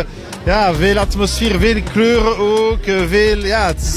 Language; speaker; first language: Dutch; non-native, learner; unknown